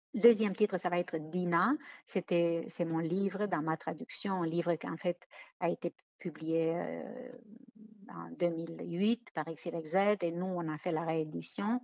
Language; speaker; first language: French; non-native, fluent; Romanian